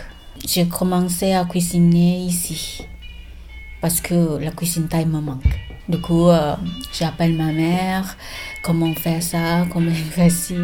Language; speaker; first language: French; non-native, learner; Thai